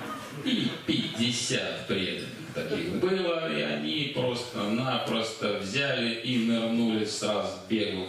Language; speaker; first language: Russian; native; Russian